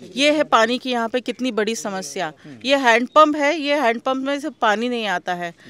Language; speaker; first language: Hindi; native; Hindi